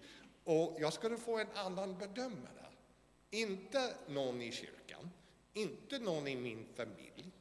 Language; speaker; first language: Swedish; non-native, fluent; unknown